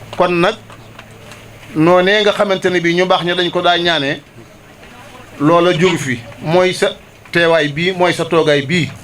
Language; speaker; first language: Wolof; native; Wolof